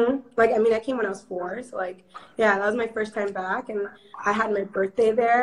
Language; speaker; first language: English; early bilingual, other home language; Amharic